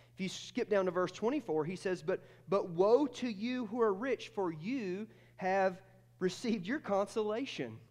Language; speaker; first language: English; native; English